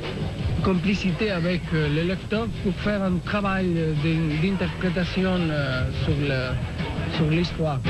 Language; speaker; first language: French; non-native, fluent; Spanish